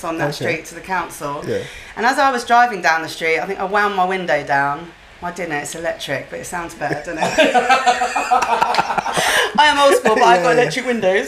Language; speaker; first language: English; native; English